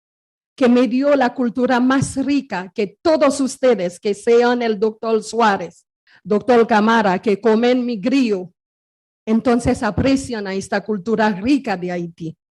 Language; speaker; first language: Spanish; non-native, fluent; Haitian Creole